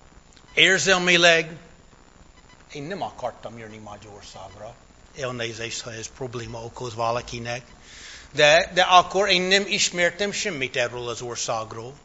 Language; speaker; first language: Hungarian; non-native, fluent; English